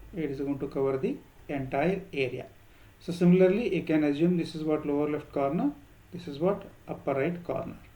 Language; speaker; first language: English; non-native, local second language; Kannada